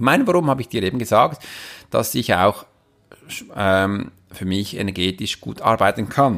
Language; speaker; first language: German; native; German